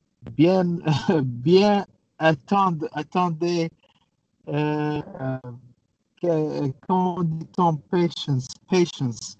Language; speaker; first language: French; non-native, learner; Arabic